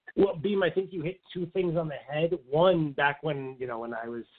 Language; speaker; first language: English; native; English